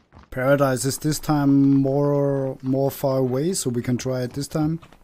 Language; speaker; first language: English; non-native, fluent; German